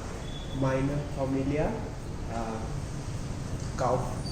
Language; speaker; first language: German; non-native, learner; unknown